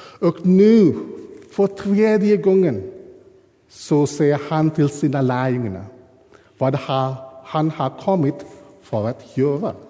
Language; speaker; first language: Swedish; non-native, fluent; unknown